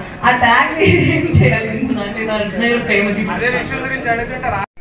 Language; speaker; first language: Telugu; non-native, local second language; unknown